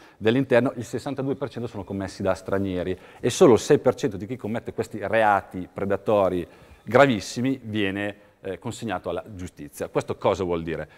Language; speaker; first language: Italian; native; Italian